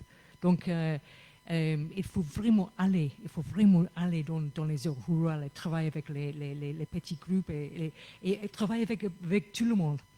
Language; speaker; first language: French; non-native, fluent; English